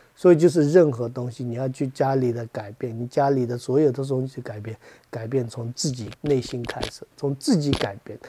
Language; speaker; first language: Chinese; non-native, fluent; Tibetan